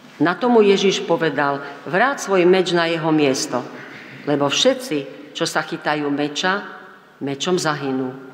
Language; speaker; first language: Slovak; native; Slovak